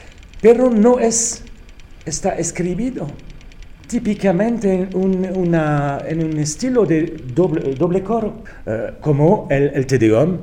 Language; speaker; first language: Spanish; non-native, fluent; French